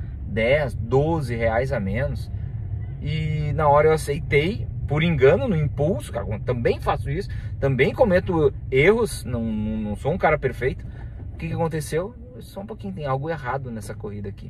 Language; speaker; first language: Portuguese; native; Portuguese